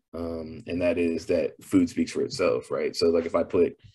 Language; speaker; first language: English; native; English